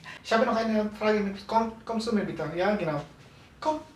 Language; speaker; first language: German; non-native, learner; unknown